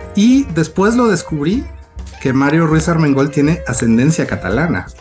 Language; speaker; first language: Spanish; native; Spanish